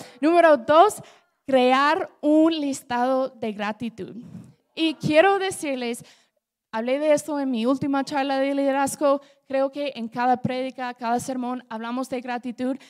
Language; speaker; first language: Spanish; non-native, fluent; English